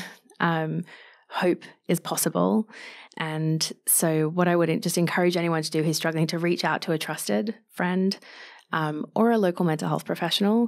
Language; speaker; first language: English; native; English